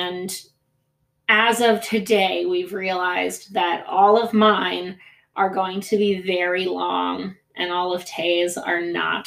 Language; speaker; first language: English; early bilingual, other home language; Greek